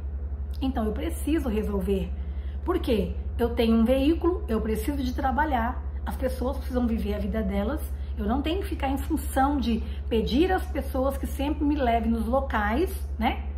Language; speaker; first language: Portuguese; native; Portuguese